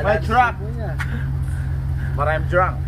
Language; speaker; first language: English; non-native, local second language; Filipino